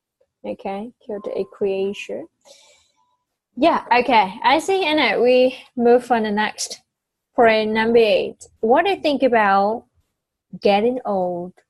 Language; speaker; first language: English; non-native, fluent; Vietnamese